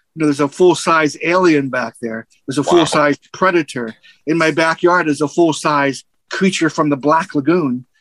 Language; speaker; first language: English; native; English